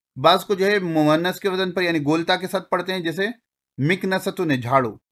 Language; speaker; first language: Urdu; native; Urdu